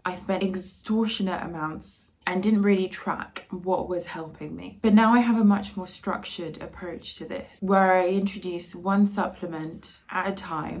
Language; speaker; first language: English; native; English